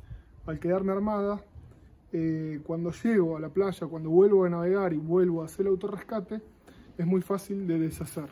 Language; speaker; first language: Spanish; native; Spanish